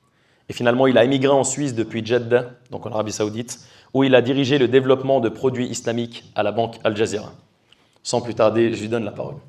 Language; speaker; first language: French; native; French